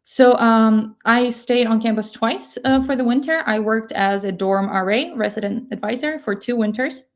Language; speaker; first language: English; non-native, fluent; Ukrainian